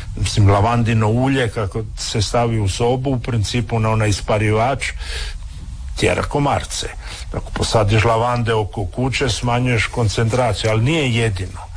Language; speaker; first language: Serbian; native; Serbian